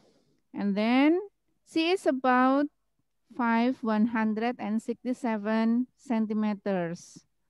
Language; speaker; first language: English; non-native, fluent; Indonesian